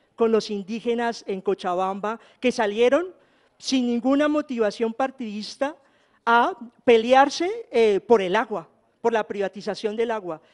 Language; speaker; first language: Spanish; native; Spanish